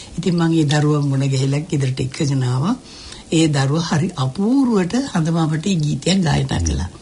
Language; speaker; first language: Sinhala; native; Sinhala